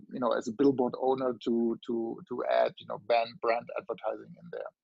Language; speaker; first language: English; non-native, fluent; German